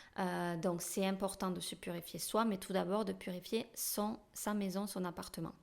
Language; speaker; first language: French; native; French